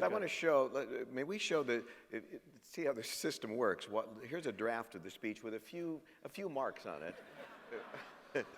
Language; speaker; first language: English; native; English